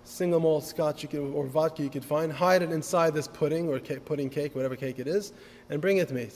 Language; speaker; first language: English; native; English